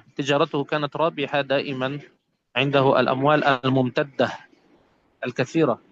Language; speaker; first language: Arabic; native; Arabic